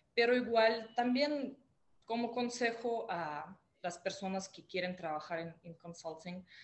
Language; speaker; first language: Spanish; non-native, fluent; Russian